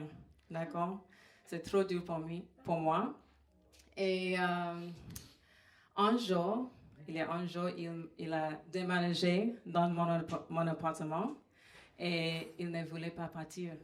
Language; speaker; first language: French; non-native, fluent; English